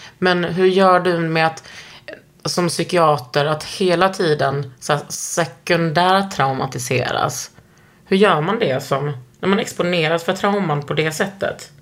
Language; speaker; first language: Swedish; native; Swedish